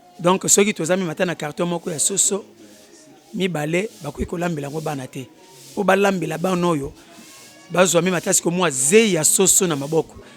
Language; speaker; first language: Lingala; native; Lingala